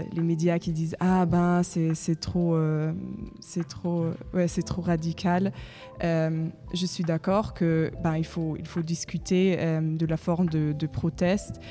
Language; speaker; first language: French; non-native, fluent; German